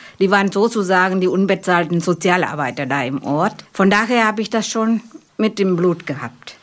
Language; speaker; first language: German; non-native, fluent; Malayalam